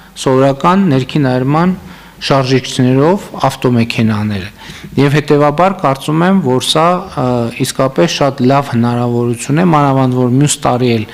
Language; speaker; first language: Armenian; native; Armenian